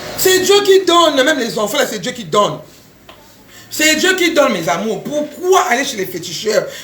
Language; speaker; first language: French; non-native, local second language; Lingala